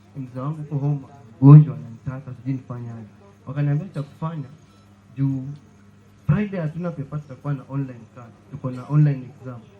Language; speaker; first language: Swahili; non-native, local second language; Luyia